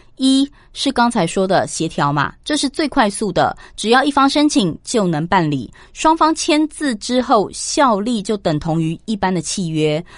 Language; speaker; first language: Chinese; native; Chinese